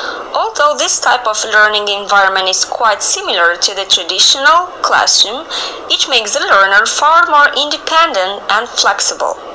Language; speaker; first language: English; non-native, fluent; Albanian